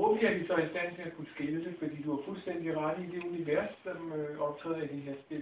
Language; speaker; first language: Danish; native; Danish